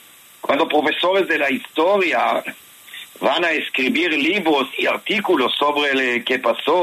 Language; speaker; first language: Spanish; non-native, fluent; Hebrew